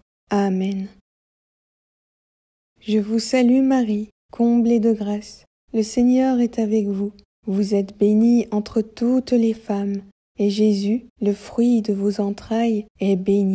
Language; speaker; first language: French; native; French